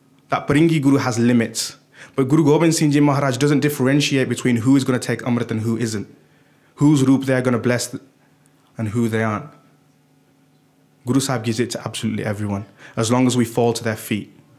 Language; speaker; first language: English; native; English